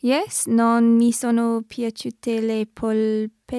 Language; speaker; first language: Italian; non-native, learner; English